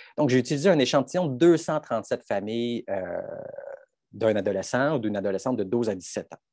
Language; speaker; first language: French; native; French